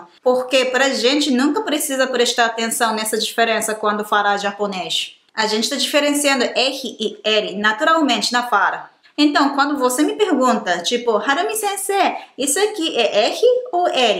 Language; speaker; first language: Portuguese; non-native, fluent; Japanese